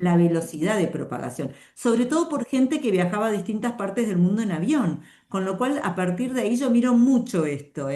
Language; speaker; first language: Spanish; native; Spanish